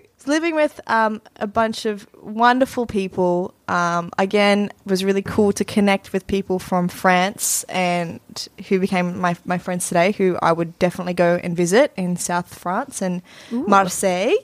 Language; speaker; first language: English; native; English